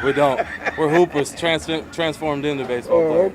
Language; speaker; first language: English; native; English